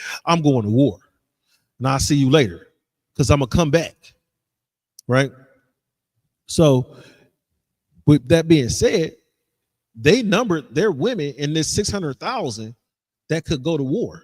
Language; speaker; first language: English; native; English